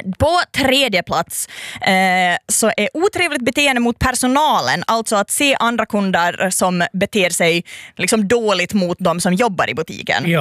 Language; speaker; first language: Swedish; native; Swedish